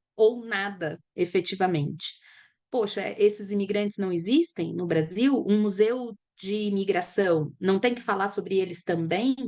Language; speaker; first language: Portuguese; native; Portuguese